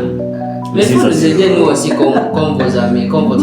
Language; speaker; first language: French; non-native, learner; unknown